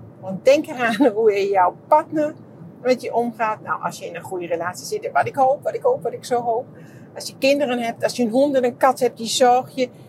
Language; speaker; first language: Dutch; non-native, fluent; Czech